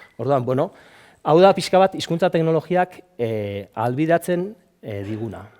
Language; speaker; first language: Basque; native; Basque